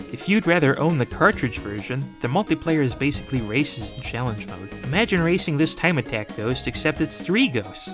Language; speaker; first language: English; native; English